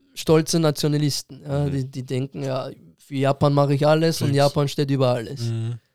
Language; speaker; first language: German; early bilingual, other home language; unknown